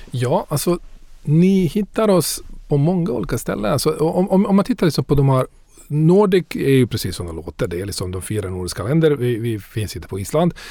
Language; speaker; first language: Swedish; non-native, fluent; Bosnian